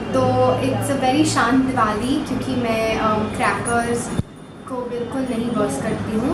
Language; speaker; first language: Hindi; non-native, local second language; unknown